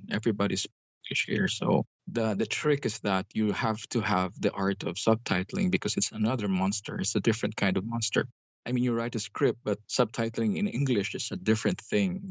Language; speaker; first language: English; non-native, local second language; Hiligaynon